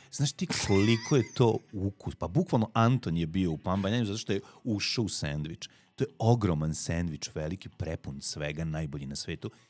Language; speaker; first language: Serbian; native; Serbian